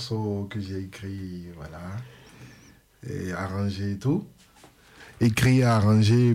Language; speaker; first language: French; non-native, local second language; Fon